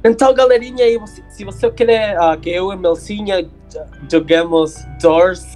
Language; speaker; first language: Portuguese; non-native, learner; Spanish